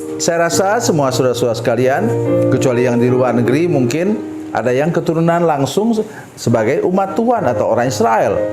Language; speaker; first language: Indonesian; native; Indonesian